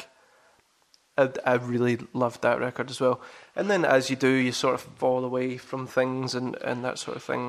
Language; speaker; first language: English; native; English